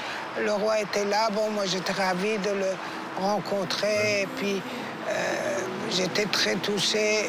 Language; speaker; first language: French; non-native, fluent; Persian